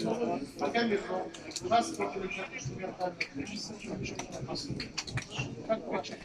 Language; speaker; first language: Russian; non-native, learner; Tajik